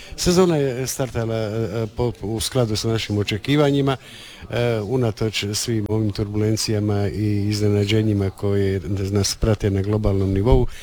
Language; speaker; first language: Croatian; native; Croatian